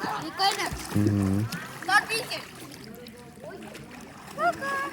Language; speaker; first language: Russian; native; Russian